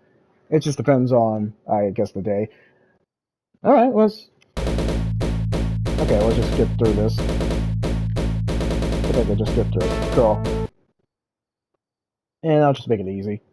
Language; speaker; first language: English; native; English